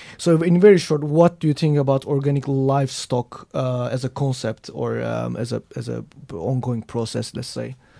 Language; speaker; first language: English; non-native, fluent; Turkish